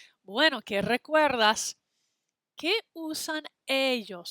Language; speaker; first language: Spanish; non-native, fluent; English